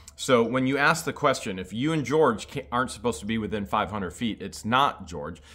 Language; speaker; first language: English; native; English